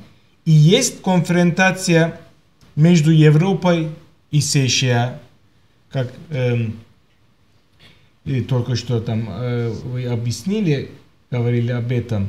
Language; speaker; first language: Russian; non-native, fluent; Turkish